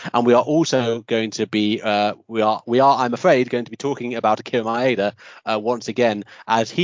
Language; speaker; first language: English; native; English